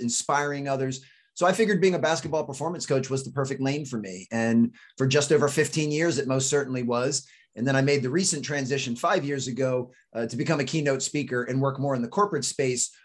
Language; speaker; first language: English; native; English